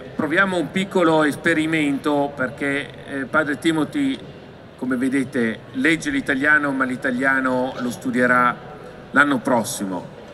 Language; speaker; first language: Italian; native; Italian